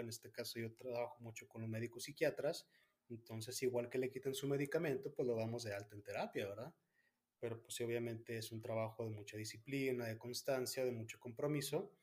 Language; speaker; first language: Spanish; native; Spanish